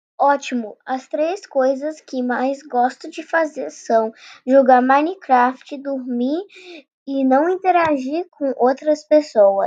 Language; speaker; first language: Portuguese; non-native, learner; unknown